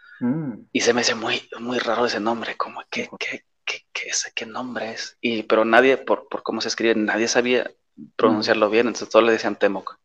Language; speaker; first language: Spanish; non-native, fluent; Polish